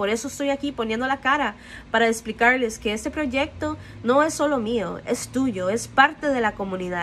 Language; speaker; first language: Spanish; non-native, fluent; English